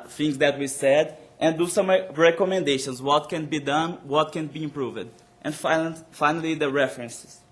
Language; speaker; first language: English; non-native, fluent; Portuguese